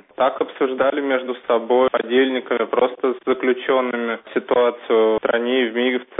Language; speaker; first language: Russian; native; Russian